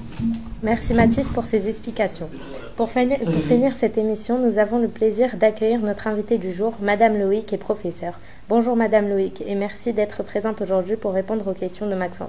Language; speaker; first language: French; native; French